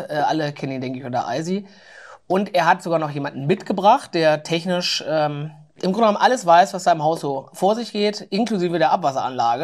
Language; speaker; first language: German; native; German